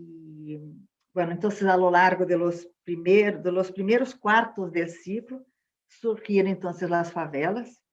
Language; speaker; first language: Spanish; non-native, fluent; Portuguese